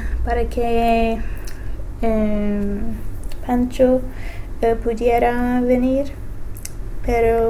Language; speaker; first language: Spanish; non-native, learner; English